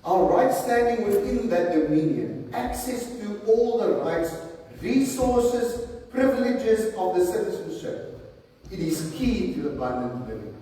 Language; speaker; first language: English; non-native, local second language; Afrikaans